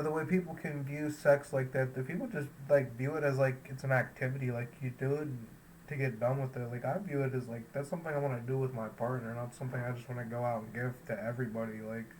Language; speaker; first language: English; native; English